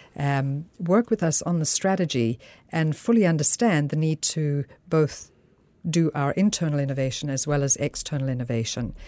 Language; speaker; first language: English; native; English